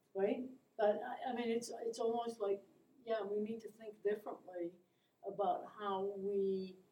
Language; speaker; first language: English; non-native, fluent; Dutch